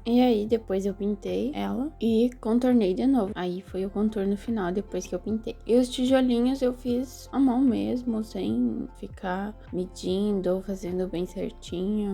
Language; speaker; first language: Portuguese; native; Portuguese